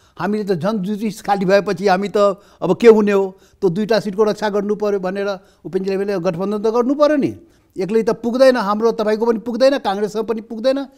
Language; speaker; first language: Nepali; non-native, local second language; Maithili